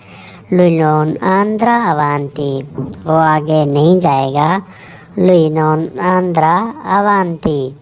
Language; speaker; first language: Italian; non-native, learner; Urdu